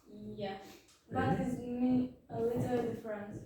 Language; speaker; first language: English; non-native, learner; Turkish